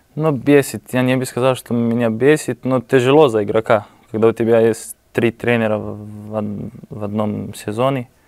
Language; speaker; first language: Russian; non-native, learner; Slovenian